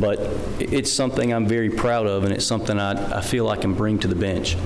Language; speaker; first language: English; native; English